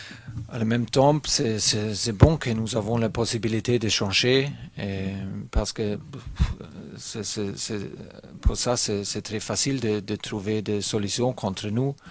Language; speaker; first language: French; non-native, learner; German